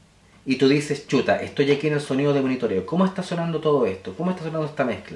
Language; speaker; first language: Spanish; native; Spanish